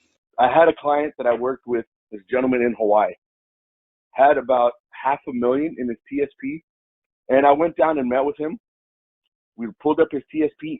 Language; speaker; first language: English; native; English